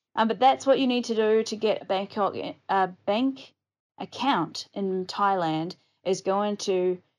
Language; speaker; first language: English; native; English